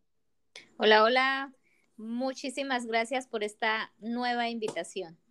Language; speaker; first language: Spanish; native; Spanish